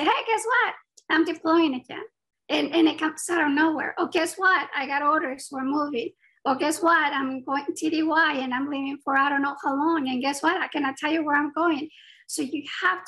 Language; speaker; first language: English; non-native, fluent; Spanish